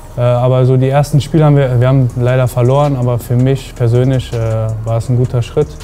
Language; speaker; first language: German; native; German